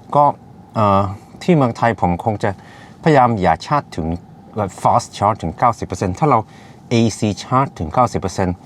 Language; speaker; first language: Thai; non-native, fluent; Norwegian